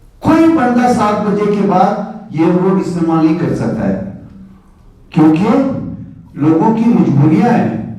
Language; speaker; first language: Urdu; non-native, local second language; Pashto